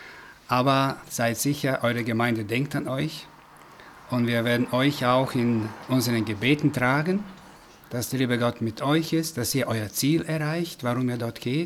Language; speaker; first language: German; non-native, fluent; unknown